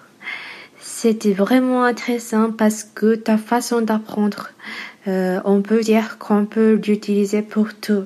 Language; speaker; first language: French; non-native, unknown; Japanese